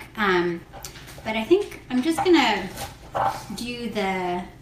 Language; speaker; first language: English; native; English